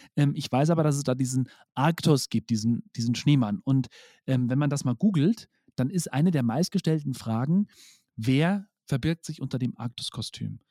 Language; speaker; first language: German; native; German